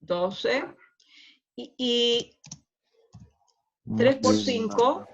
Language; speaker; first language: Spanish; native; Spanish